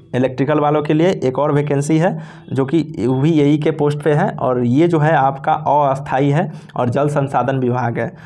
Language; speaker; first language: Hindi; native; Hindi